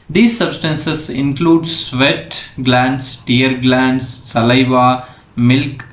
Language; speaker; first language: English; non-native, local second language; Kannada